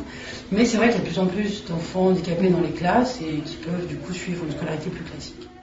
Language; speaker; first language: French; native; French